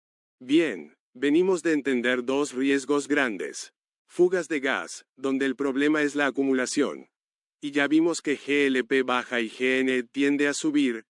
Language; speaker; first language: Spanish; native; Spanish